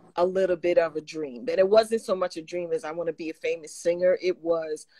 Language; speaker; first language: English; native; English